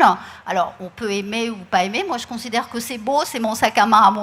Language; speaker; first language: French; native; French